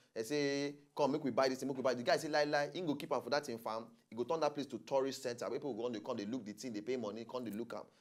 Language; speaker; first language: Nigerian Pidgin; native; Nigerian Pidgin